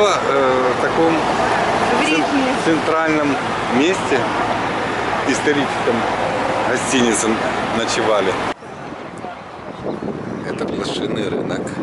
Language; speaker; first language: Russian; native; Russian